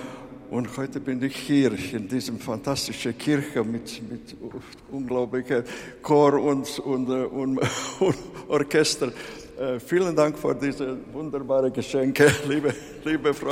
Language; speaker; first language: German; non-native, learner; Latvian